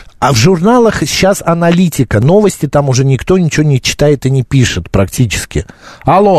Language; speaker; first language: Russian; native; Russian